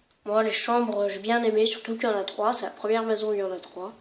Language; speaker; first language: French; native; French